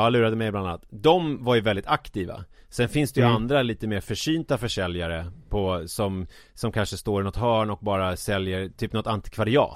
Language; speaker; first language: Swedish; native; Swedish